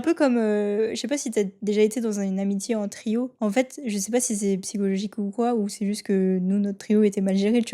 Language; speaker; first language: French; native; French